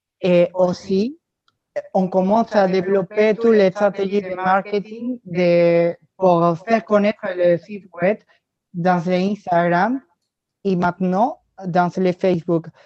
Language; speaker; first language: French; non-native, learner; Spanish